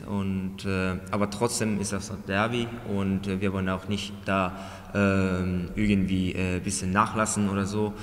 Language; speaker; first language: German; non-native, learner; Japanese